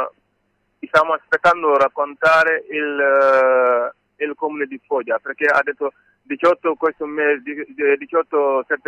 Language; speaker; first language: Italian; non-native, learner; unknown